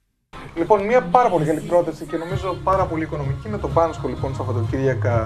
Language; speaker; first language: Greek; native; Greek